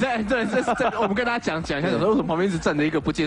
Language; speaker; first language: Chinese; native; Chinese